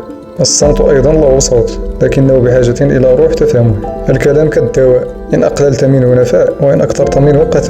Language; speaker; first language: Arabic; native; Arabic